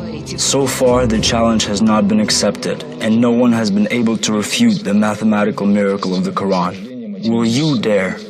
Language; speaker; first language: English; non-native, fluent; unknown